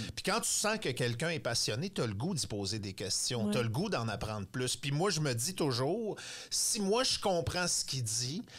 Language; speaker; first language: French; native; French